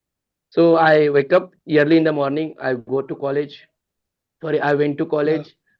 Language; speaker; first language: English; non-native, learner; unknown